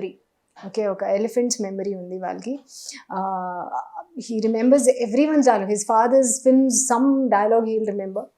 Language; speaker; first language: Telugu; non-native, learner; Hindi